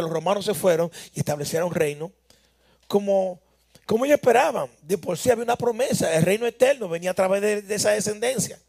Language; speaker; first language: Spanish; native; Spanish